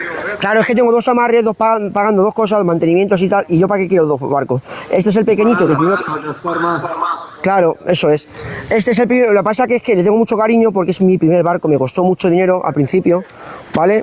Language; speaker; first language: Spanish; native; Spanish